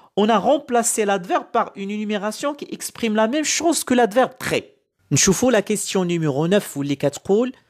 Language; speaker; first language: French; non-native, local second language; Arabic